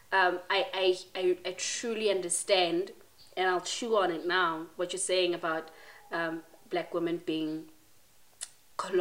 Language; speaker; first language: English; non-native, local second language; Tswana